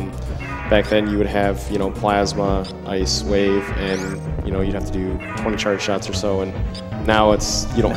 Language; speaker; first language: English; native; English